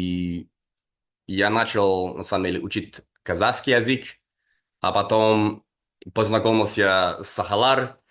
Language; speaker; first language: Russian; non-native, fluent; English